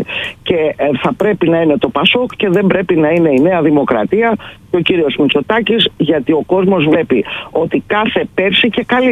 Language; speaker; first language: Greek; native; Greek